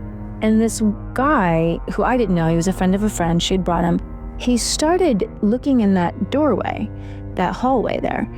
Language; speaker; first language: English; native; English